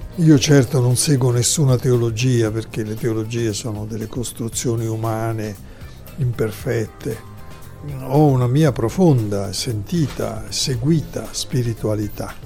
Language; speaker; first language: Italian; native; Italian